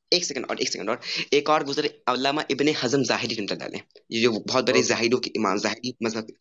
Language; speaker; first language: Hindi; native; Hindi